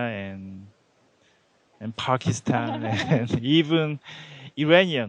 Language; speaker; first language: English; non-native, learner; Korean